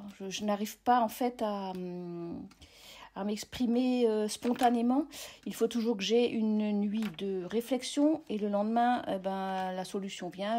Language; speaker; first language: French; native; French